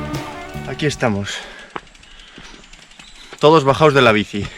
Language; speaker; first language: Spanish; native; Spanish